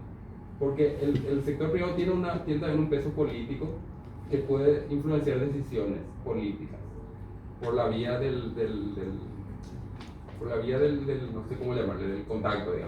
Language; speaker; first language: Spanish; native; Spanish